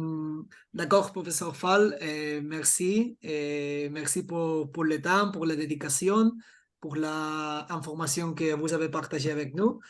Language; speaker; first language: French; non-native, fluent; Catalan